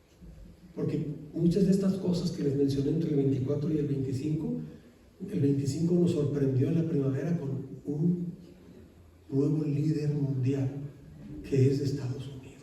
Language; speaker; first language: Spanish; native; Spanish